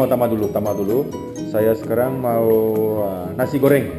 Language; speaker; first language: Indonesian; non-native, learner; Cantonese